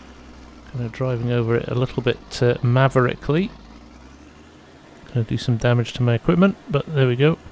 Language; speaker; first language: English; native; English